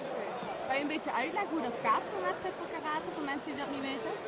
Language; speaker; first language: Dutch; native; Dutch